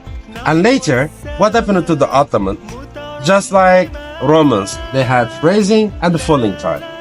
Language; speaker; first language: English; non-native, fluent; Turkish